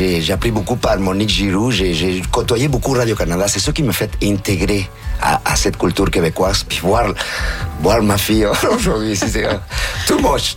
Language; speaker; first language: French; non-native, fluent; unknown